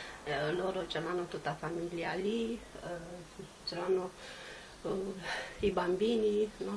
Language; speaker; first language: Italian; non-native, learner; Romanian